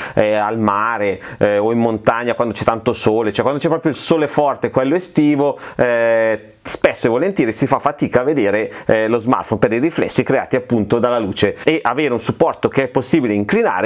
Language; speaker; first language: Italian; native; Italian